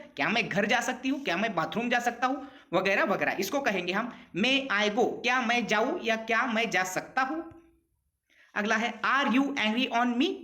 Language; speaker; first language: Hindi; non-native, local second language; Urdu